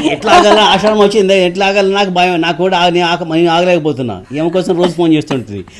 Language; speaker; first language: Telugu; native; Telugu